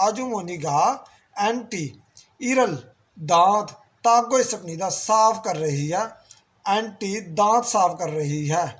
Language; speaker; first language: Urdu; non-native, local second language; Punjabi